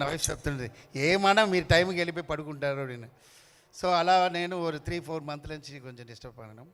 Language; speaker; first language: Telugu; non-native, fluent; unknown